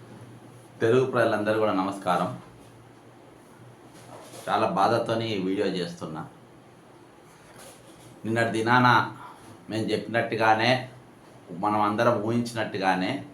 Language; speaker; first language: Telugu; native; Telugu